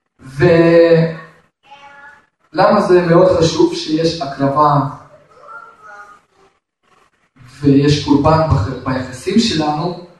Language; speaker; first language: Hebrew; non-native, fluent; Russian